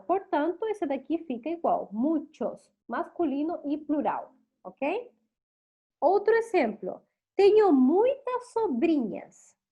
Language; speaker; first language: Portuguese; non-native, fluent; Spanish